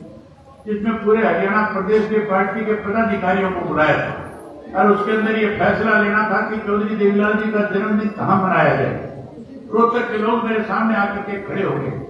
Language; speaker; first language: Hindi; native; Hindi